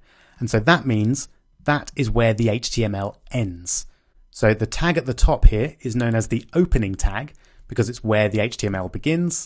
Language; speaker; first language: English; native; English